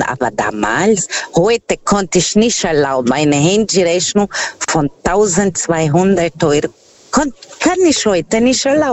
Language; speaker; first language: German; non-native, fluent; Portuguese